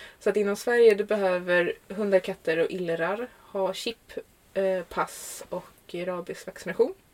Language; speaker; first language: Swedish; native; Swedish